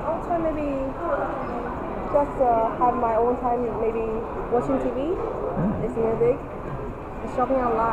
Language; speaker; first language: English; non-native, learner; Chinese